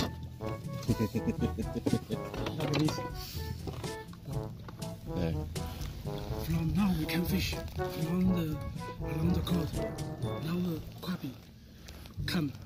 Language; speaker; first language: English; non-native, learner; Filipino